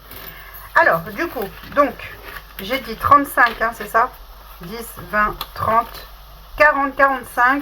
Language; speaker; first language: French; native; French